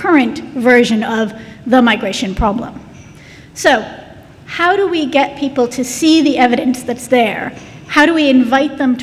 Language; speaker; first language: English; native; English